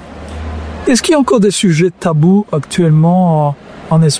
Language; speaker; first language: French; native; French